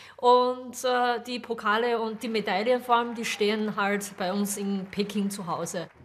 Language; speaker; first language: German; non-native, fluent; Chinese